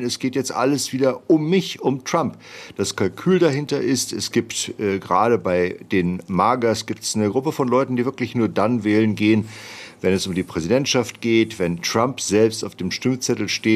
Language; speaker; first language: German; native; German